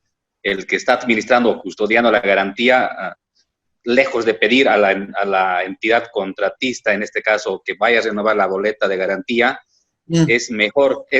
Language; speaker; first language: Spanish; native; Spanish